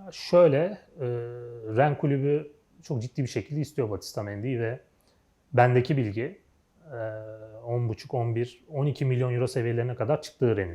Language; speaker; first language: Turkish; native; Turkish